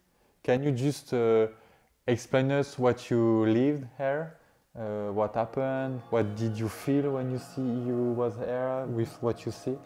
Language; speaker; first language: English; non-native, learner; French